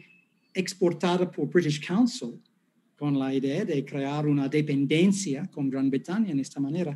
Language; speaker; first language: Spanish; non-native, fluent; English